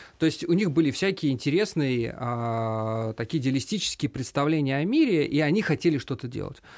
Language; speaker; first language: Russian; native; Russian